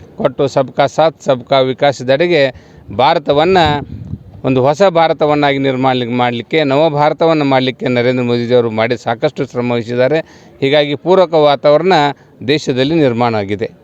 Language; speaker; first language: Kannada; native; Kannada